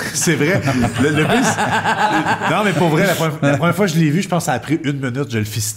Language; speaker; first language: French; native; French